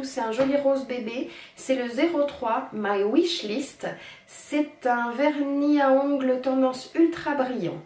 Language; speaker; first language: French; native; French